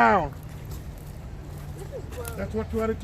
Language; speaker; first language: English; native; English